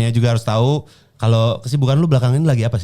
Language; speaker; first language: Indonesian; native; Indonesian